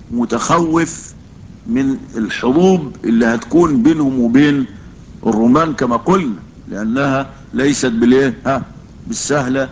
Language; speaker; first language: Arabic; native; Arabic